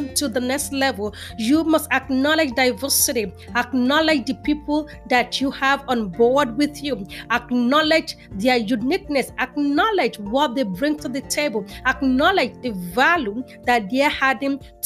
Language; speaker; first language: English; non-native, local second language; Yoruba